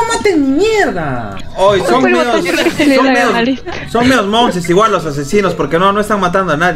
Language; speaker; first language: Spanish; native; Spanish